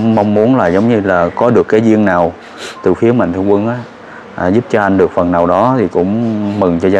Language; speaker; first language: Vietnamese; native; Vietnamese